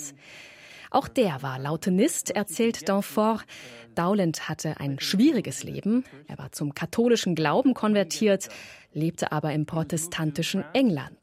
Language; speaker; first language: German; native; German